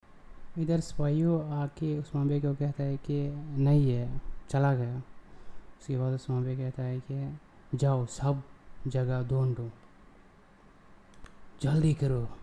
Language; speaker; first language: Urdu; non-native, local second language; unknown